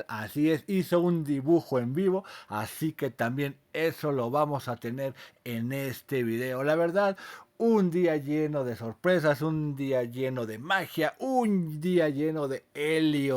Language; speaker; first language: Spanish; native; Spanish